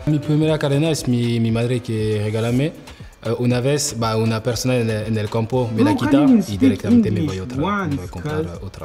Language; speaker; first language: Spanish; non-native, learner; French